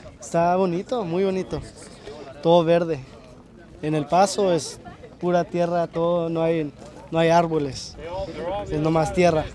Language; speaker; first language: Spanish; early bilingual, heritage; Spanish